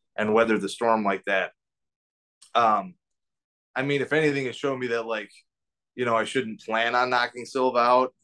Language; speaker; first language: English; native; English